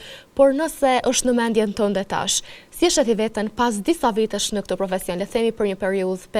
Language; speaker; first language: Albanian; native; Albanian